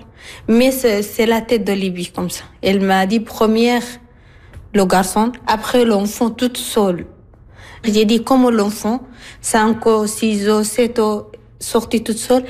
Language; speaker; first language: French; non-native, learner; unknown